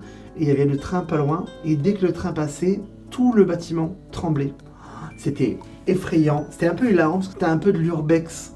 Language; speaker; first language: French; native; French